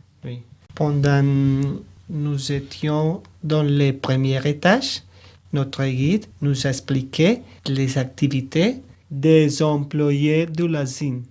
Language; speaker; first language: French; non-native, learner; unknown